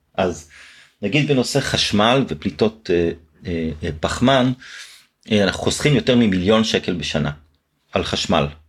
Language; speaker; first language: Hebrew; native; Hebrew